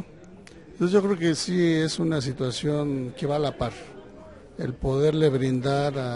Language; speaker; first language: Spanish; native; Spanish